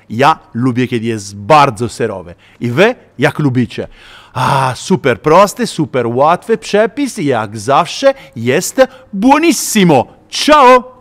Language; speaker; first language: Polish; non-native, learner; Italian